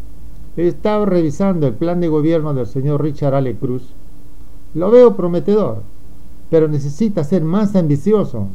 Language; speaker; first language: Spanish; native; Spanish